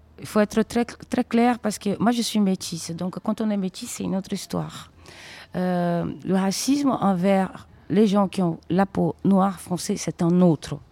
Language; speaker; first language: French; non-native, fluent; Portuguese